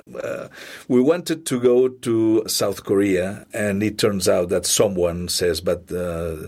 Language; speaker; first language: English; non-native, fluent; Spanish